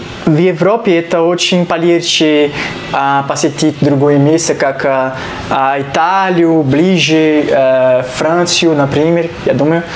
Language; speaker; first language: Russian; non-native, learner; Portuguese